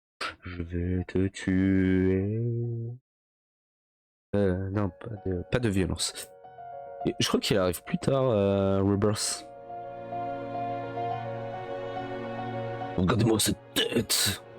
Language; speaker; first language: French; native; French